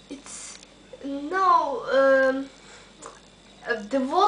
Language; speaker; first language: English; non-native, learner; Turkish